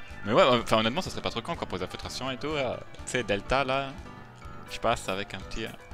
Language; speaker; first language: French; native; French